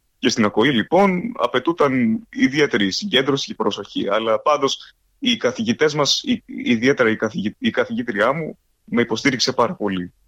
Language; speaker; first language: Greek; early bilingual, heritage; Greek